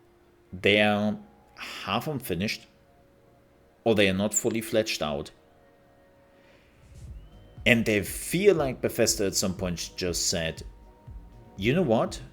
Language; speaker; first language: English; non-native, fluent; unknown